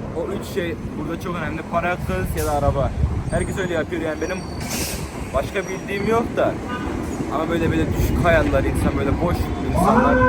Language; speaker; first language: Turkish; early bilingual, heritage; Turkish